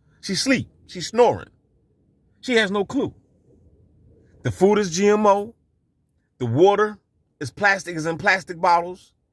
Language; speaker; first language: English; native; English